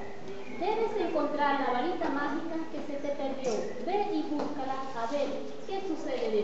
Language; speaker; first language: Spanish; native; Spanish